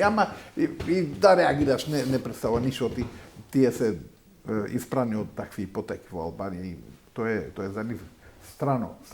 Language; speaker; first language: Macedonian; non-native, local second language; Albanian